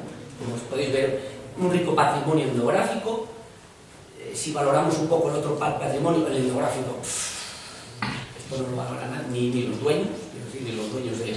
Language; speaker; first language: Spanish; native; Spanish